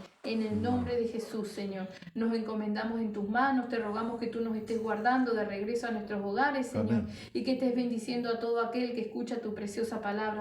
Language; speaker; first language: Spanish; native; Spanish